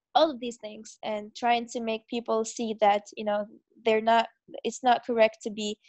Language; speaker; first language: English; non-native, fluent; Arabic